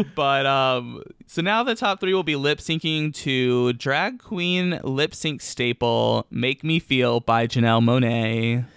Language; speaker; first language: English; early bilingual, other home language; Romanian